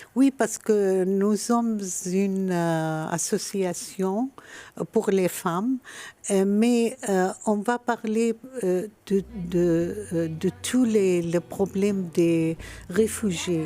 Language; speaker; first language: French; non-native, fluent; Arabic